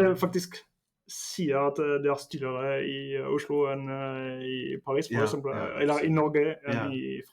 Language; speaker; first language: Norwegian; non-native, fluent; French